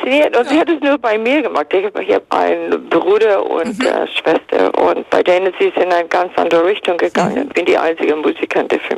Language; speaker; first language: German; non-native, fluent; English